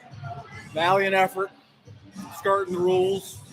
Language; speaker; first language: English; native; English